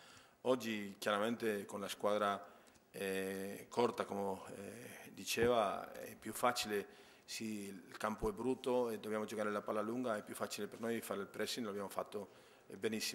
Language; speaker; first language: Italian; non-native, fluent; Spanish